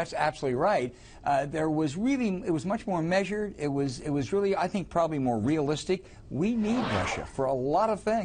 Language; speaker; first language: English; native; English